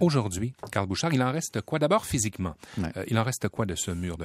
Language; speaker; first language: French; native; French